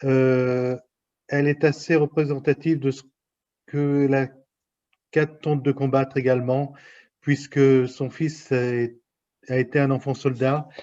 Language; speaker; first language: French; native; French